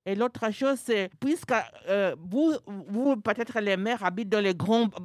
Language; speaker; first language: French; non-native, fluent; English